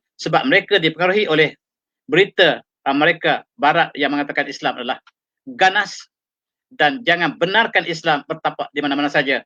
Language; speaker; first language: Malay; native; Malay